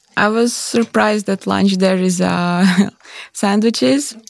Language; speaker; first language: English; non-native, learner; Latvian